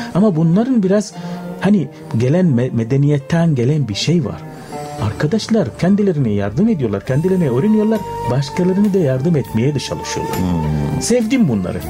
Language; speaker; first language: Turkish; non-native, fluent; Arabic